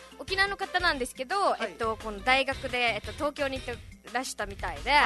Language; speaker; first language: Japanese; native; Japanese